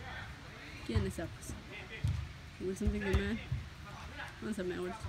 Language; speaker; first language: Spanish; early bilingual, heritage; Spanish